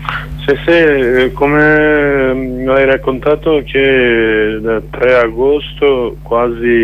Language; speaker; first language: Italian; non-native, learner; Kurdish